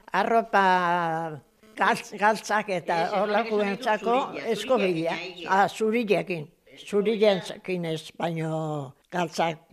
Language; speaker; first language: Basque; native; Basque